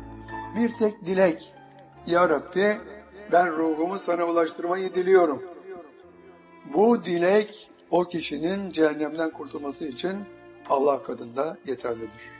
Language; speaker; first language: Turkish; native; Turkish